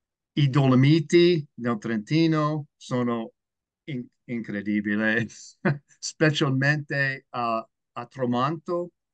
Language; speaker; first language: Italian; non-native, learner; English